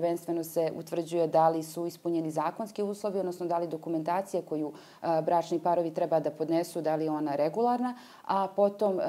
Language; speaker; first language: Croatian; native; Croatian